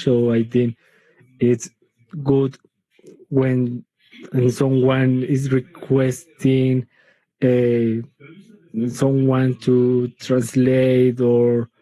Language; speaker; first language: English; non-native, learner; Spanish